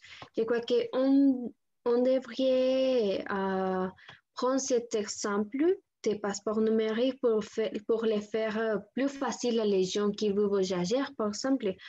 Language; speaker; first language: French; non-native, learner; Spanish